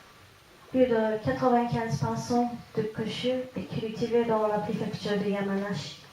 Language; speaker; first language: French; non-native, fluent; Japanese